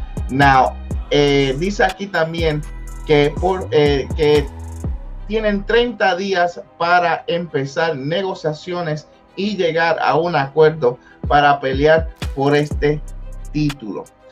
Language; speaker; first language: Spanish; early bilingual, heritage; Spanish